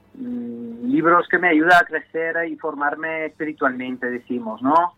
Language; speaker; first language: Spanish; non-native, fluent; Italian